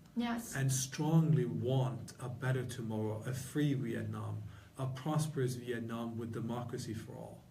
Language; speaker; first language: English; non-native, fluent; Norwegian